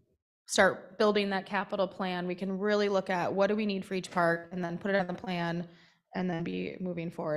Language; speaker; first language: English; native; English